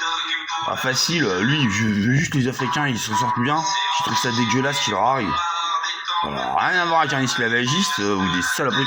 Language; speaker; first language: French; native; French